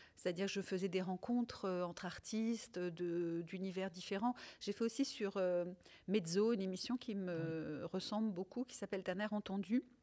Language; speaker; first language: French; early bilingual, other home language; Italian